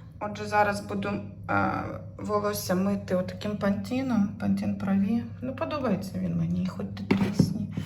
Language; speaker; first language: Ukrainian; native; Ukrainian